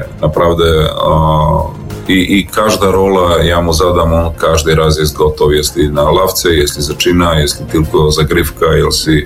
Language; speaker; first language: Polish; non-native, learner; Serbian